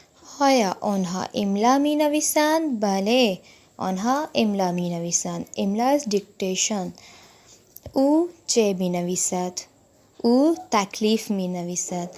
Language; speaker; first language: Persian; non-native, fluent; Urdu